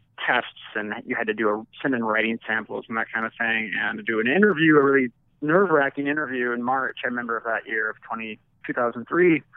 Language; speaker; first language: English; native; English